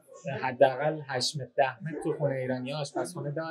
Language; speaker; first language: Persian; native; Persian